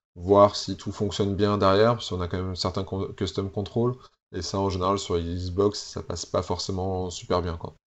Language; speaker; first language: French; native; French